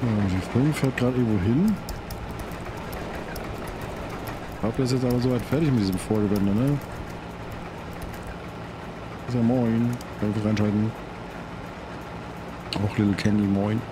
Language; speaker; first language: German; native; German